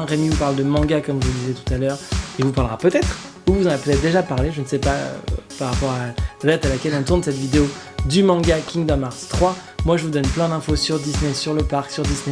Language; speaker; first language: French; native; French